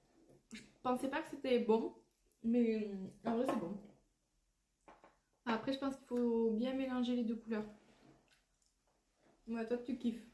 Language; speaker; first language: French; native; French